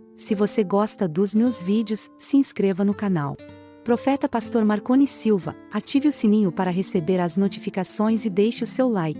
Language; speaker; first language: Portuguese; native; Portuguese